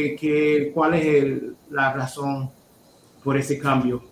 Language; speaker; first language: Spanish; non-native, fluent; English